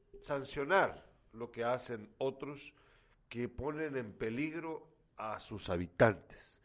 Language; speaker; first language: Spanish; native; Spanish